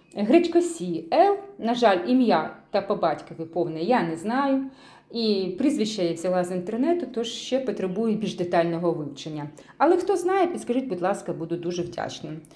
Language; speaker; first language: Ukrainian; non-native, local second language; Russian